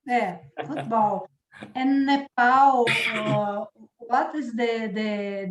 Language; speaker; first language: English; non-native, learner; Portuguese